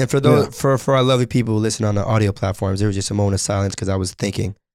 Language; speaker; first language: English; native; English